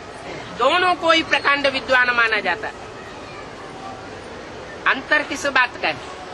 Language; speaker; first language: Hindi; native; Hindi